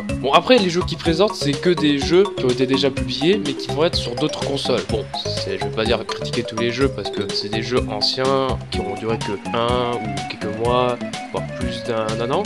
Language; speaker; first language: French; native; French